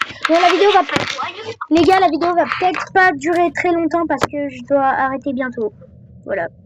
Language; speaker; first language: French; native; French